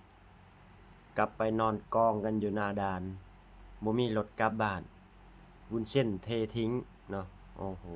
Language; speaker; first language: Thai; non-native, local second language; Lao